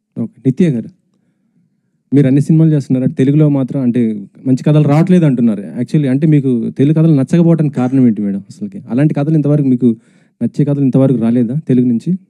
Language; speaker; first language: Telugu; native; Telugu